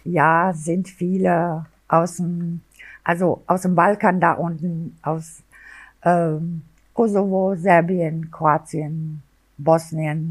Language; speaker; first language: German; non-native, local second language; Albanian